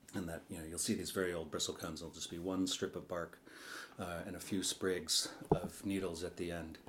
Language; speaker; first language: English; native; English